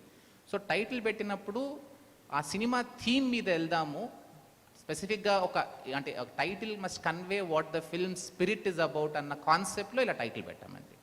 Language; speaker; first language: Telugu; native; Telugu